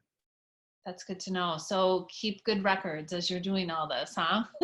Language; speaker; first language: English; native; English